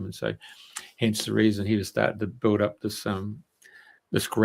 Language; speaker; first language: English; native; English